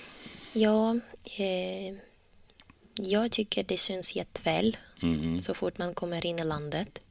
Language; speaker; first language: Swedish; non-native, learner; Russian